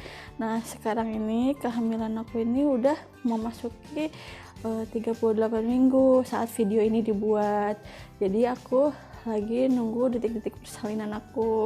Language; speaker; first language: Indonesian; native; Indonesian